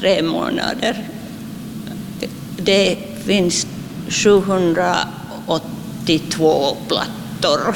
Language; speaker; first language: Swedish; non-native, local second language; Finnish